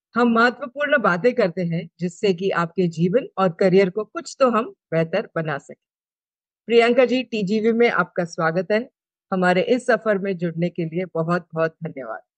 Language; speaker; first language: Hindi; non-native, local second language; Telugu